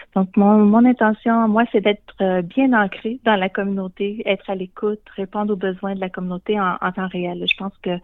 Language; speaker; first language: French; native; French